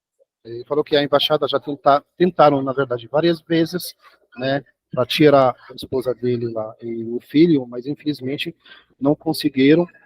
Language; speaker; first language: Portuguese; non-native, fluent; Arabic